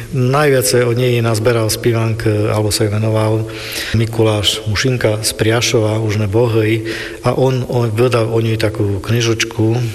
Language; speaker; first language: Slovak; non-native, local second language; Rusyn